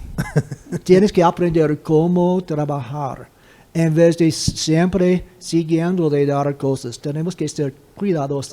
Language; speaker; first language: Spanish; non-native, fluent; English